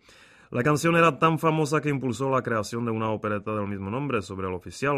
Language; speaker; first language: Spanish; native; Spanish